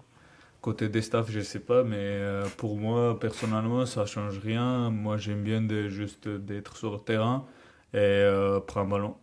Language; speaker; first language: French; non-native, learner; Georgian